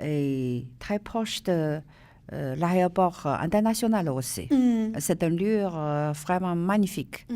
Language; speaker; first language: French; non-native, learner; Chinese